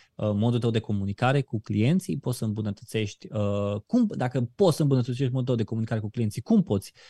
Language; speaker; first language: Romanian; native; Romanian